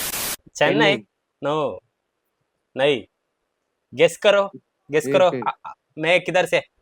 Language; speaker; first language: Hindi; non-native, local second language; Kannada